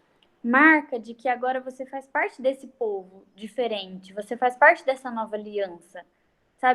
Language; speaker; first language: Portuguese; native; Portuguese